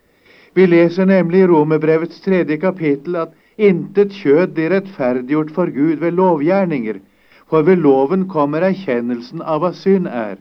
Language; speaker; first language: Norwegian; native; Norwegian